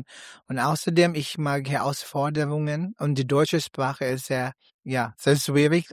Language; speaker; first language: German; non-native, learner; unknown